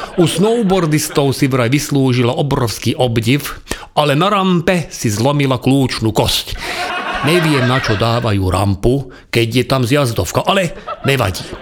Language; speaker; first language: Slovak; non-native, local second language; Hungarian